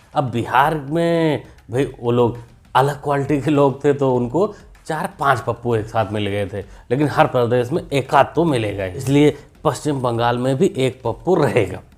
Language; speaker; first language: Hindi; native; Hindi